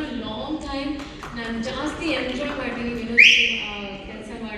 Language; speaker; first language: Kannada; non-native, learner; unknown